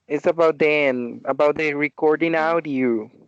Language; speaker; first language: English; non-native, learner; Spanish